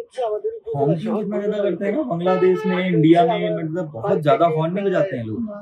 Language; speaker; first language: Hindi; native; Hindi